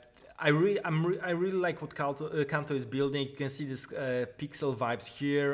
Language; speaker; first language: English; non-native, fluent; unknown